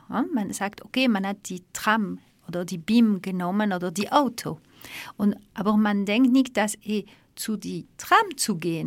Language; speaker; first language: German; non-native, fluent; Dutch